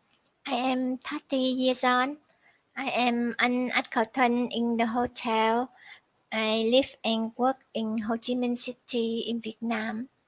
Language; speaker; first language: English; non-native, learner; Vietnamese